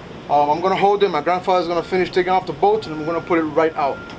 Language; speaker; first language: English; early bilingual, other home language; Spanish